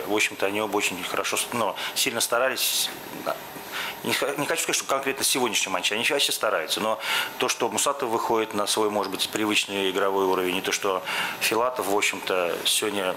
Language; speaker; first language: Russian; native; Russian